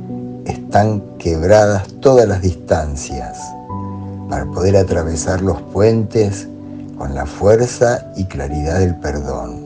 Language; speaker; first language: Spanish; native; Spanish